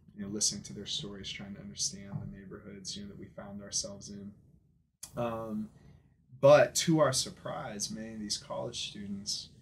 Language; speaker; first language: English; native; English